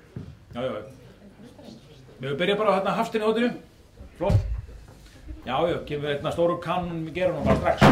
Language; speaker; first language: Icelandic; native; Icelandic